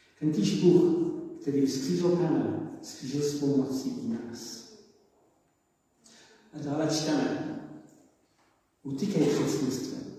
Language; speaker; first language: Czech; non-native, learner; English